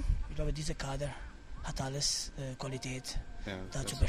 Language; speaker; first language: German; non-native, fluent; Albanian